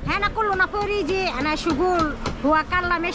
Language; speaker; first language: Arabic; non-native, learner; Bangla